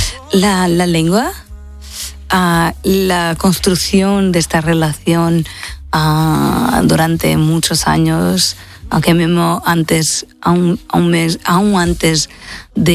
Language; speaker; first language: Spanish; non-native, fluent; Portuguese